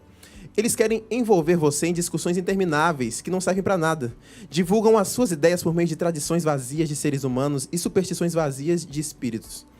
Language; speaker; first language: Portuguese; native; Portuguese